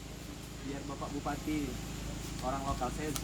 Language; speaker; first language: Indonesian; native; Indonesian